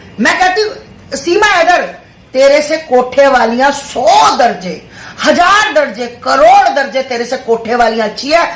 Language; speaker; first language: Hindi; native; Hindi